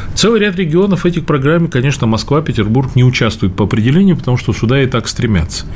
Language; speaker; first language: Russian; native; Russian